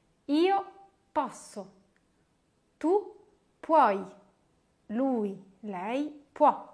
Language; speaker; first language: Italian; non-native, fluent; French